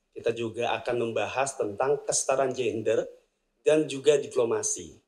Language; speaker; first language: Indonesian; native; Indonesian